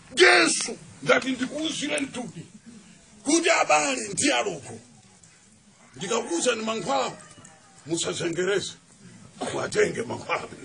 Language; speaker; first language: Nyanja; native; Nyanja